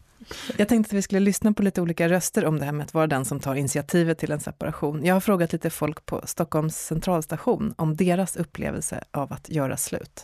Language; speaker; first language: Swedish; native; Swedish